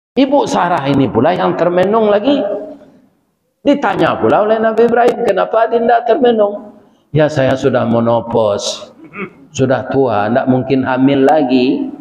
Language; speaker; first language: Malay; non-native, local second language; Minangkabau